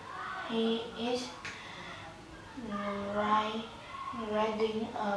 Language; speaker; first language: English; non-native, learner; Vietnamese